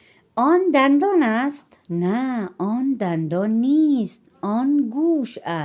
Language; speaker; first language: Persian; non-native, fluent; Urdu